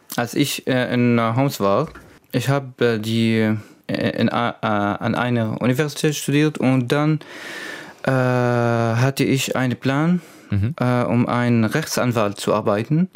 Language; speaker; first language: German; non-native, learner; Arabic